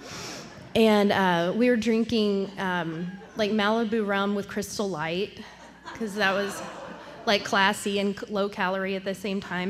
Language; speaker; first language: English; native; English